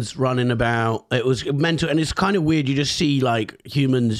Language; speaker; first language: English; native; English